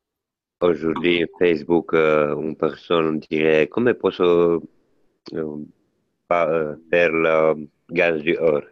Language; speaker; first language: French; non-native, learner; Italian